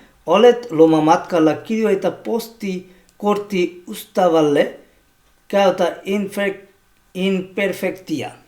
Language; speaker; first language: Finnish; non-native, learner; Bangla